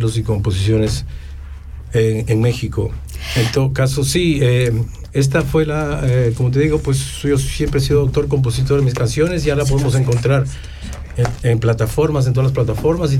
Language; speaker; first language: Spanish; native; Spanish